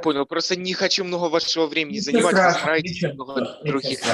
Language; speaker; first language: Russian; native; Russian